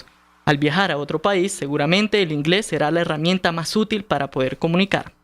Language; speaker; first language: Spanish; native; Spanish